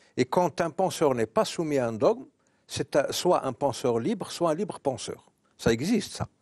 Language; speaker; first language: French; non-native, local second language; Arabic